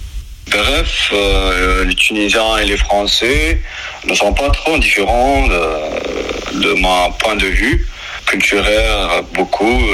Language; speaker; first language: French; non-native, learner; Arabic